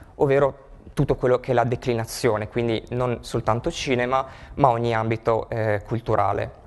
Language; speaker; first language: Italian; native; Italian